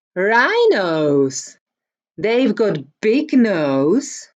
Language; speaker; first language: English; non-native, fluent; Czech